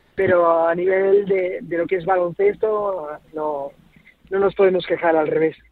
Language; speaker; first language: Spanish; native; Spanish